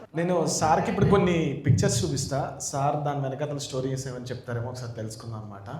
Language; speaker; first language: Telugu; native; Telugu